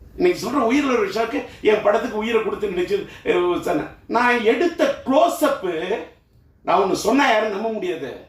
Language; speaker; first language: Tamil; native; Tamil